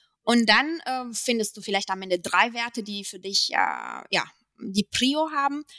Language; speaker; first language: German; non-native, fluent; Italian